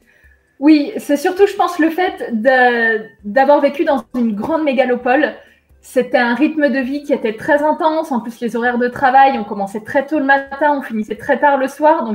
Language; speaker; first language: French; native; French